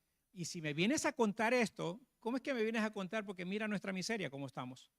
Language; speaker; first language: Spanish; native; Spanish